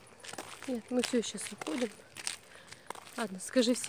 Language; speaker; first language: Russian; native; Russian